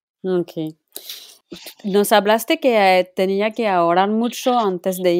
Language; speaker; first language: Spanish; non-native, local second language; French